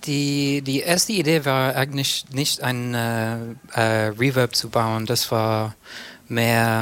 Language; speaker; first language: German; non-native, learner; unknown